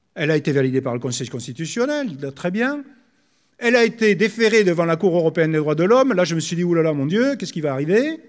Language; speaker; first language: French; native; French